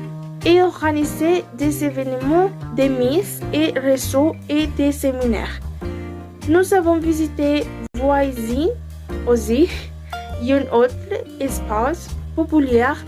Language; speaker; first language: French; non-native, learner; Spanish